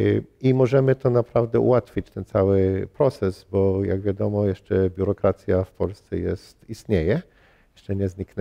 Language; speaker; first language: Polish; early bilingual, heritage; English